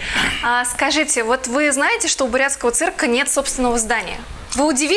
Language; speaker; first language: Russian; native; Russian